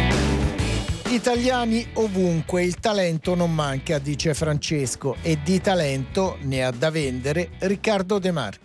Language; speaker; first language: Italian; native; Italian